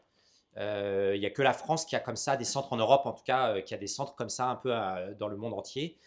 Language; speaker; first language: French; native; French